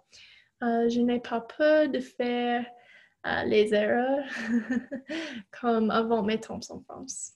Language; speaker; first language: French; non-native, fluent; English